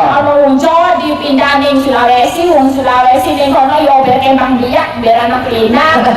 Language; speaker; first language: Javanese; non-native, local second language; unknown